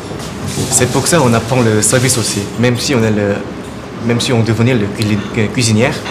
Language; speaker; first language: French; non-native, learner; Korean